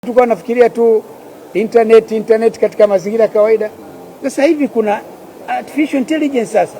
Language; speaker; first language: Swahili; native; Swahili